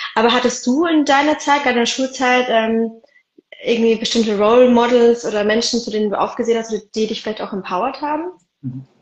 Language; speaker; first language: German; early bilingual, other home language; Arabic